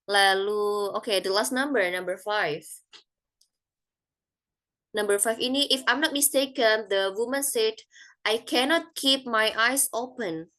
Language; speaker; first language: English; non-native, fluent; Indonesian